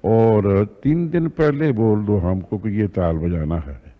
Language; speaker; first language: Hindi; native; Hindi